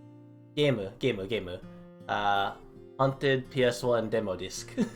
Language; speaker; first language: Japanese; non-native, learner; English